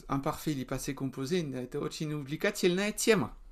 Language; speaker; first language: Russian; non-native, fluent; French